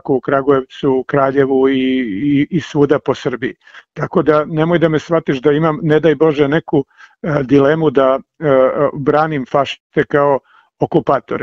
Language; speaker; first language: Serbian; native; Serbian